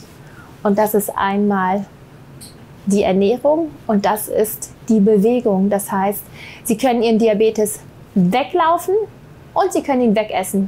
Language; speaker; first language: German; native; German